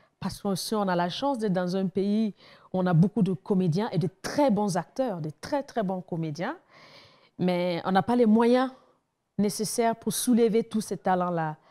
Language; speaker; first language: French; non-native, local second language; Mossi